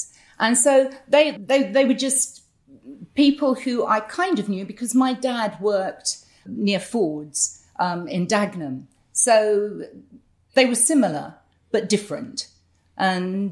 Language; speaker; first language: English; native; English